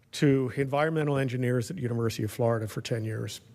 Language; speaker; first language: English; native; English